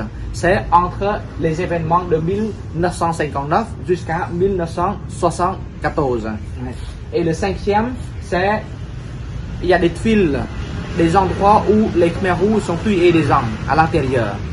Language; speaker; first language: French; non-native, fluent; Khmer